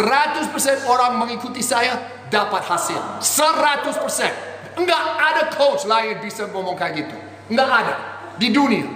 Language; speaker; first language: Indonesian; non-native, fluent; English